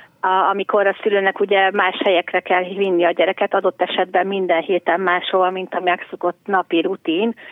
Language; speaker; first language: Hungarian; native; Hungarian